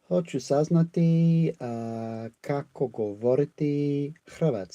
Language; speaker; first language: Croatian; non-native, learner; English